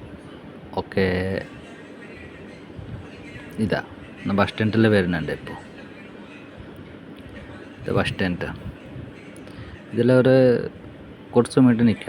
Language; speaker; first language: Malayalam; non-native, learner; Hindi